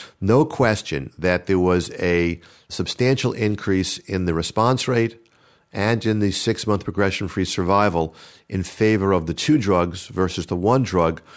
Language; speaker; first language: English; native; English